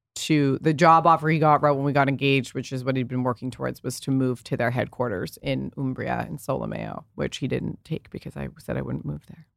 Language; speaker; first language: English; early bilingual, other home language; Italian